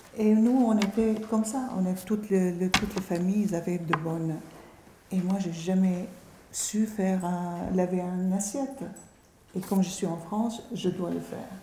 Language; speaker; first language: French; non-native, fluent; Arabic